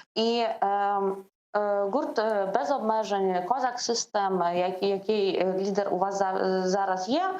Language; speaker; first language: Ukrainian; non-native, learner; Lithuanian